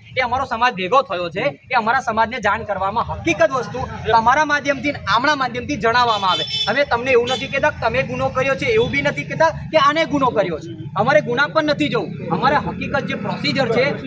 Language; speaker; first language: Gujarati; non-native, local second language; Rathawi